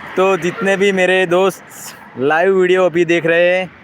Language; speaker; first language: Hindi; non-native, local second language; Gujarati